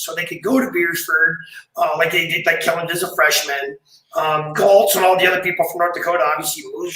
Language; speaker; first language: English; native; English